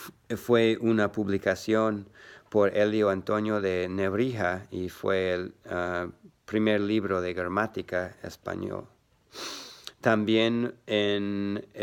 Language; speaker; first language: Spanish; non-native, learner; English